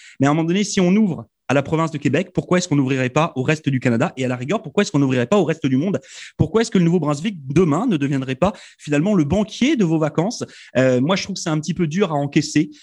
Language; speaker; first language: French; native; French